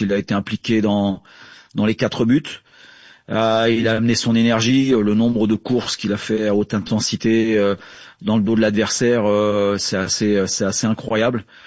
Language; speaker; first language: French; native; French